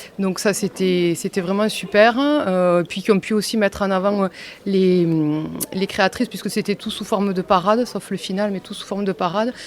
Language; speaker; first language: French; native; French